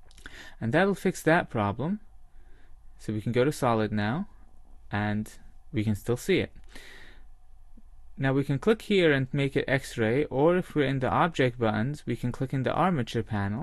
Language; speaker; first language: English; native; English